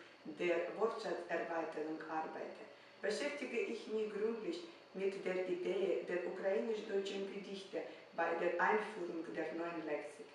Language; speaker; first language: German; non-native, fluent; Ukrainian